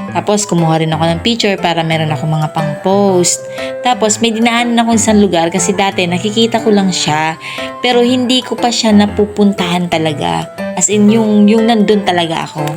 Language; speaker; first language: Filipino; non-native, local second language; Bikol